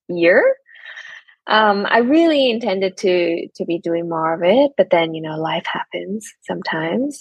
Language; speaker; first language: English; non-native, local second language; Cantonese